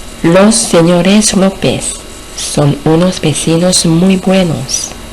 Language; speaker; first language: Spanish; non-native, fluent; Korean